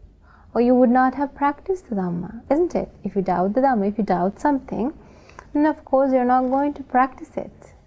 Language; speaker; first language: English; non-native, local second language; Sinhala